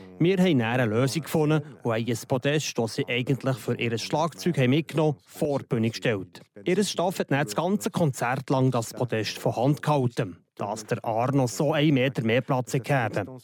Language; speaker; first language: German; non-native, local second language; French